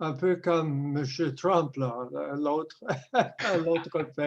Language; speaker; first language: French; non-native, fluent; English